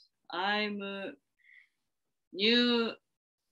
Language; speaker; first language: English; non-native, learner; Japanese